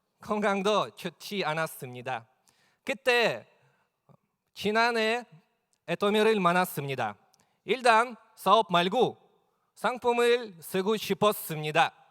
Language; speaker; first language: Korean; non-native, learner; Russian